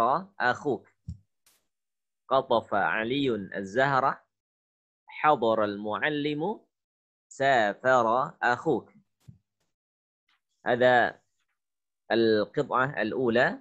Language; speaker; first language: Arabic; non-native, fluent; Indonesian